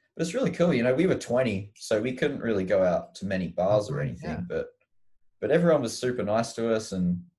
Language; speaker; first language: English; native; English